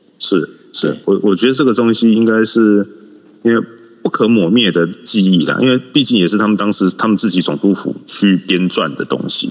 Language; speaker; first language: Chinese; native; Chinese